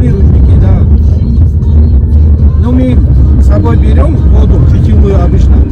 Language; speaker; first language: Russian; non-native, local second language; Tajik